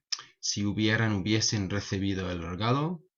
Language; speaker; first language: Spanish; non-native, fluent; English